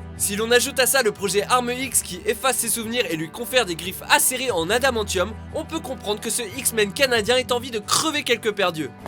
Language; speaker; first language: French; native; French